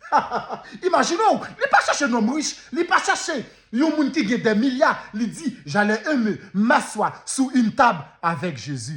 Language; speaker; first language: French; non-native, local second language; Haitian Creole